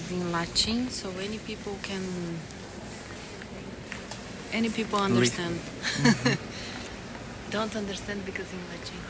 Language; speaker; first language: English; non-native, learner; Portuguese